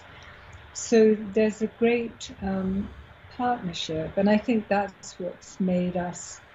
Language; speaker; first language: English; native; English